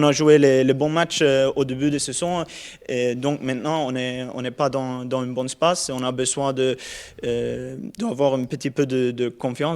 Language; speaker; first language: French; non-native, learner; Norwegian